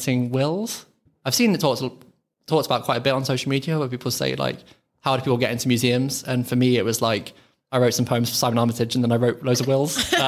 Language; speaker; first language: English; native; English